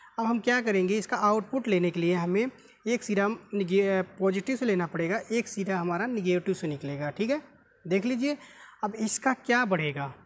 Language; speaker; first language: Hindi; native; Hindi